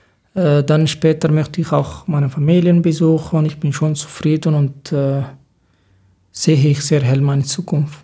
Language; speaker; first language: German; non-native, learner; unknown